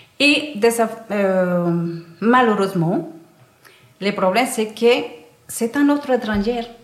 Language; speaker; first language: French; non-native, learner; Spanish